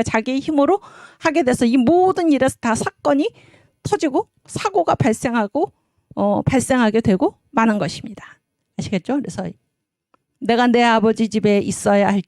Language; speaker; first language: Korean; native; Korean